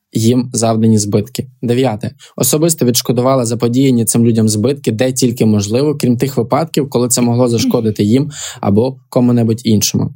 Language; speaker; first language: Ukrainian; native; Ukrainian